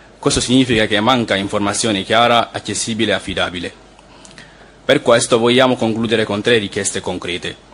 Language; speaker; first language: Italian; non-native, fluent; Fula